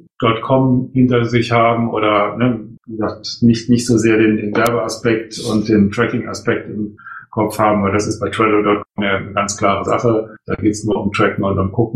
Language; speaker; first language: German; native; German